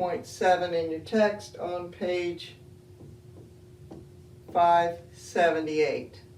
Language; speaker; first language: English; native; English